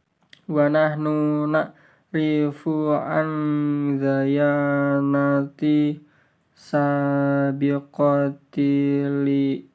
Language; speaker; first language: Arabic; non-native, learner; Indonesian